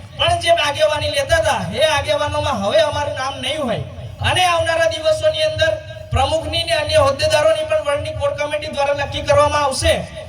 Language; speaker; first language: Gujarati; non-native, local second language; Rathawi